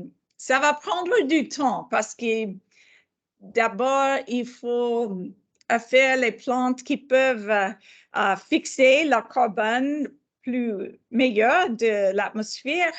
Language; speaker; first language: French; non-native, fluent; English